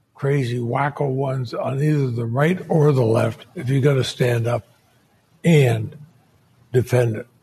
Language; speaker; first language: English; native; English